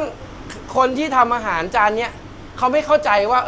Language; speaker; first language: Thai; native; Thai